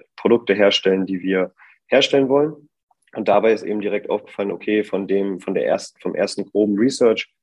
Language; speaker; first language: German; native; German